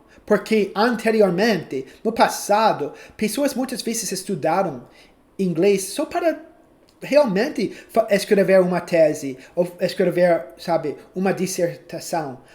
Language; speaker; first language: Portuguese; non-native, fluent; English